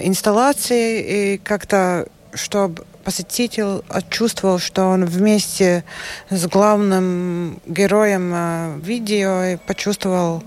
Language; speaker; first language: Russian; non-native, local second language; Latvian